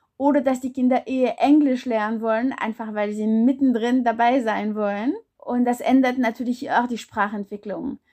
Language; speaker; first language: German; non-native, fluent; French